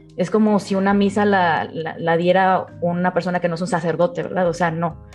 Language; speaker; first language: Spanish; native; Spanish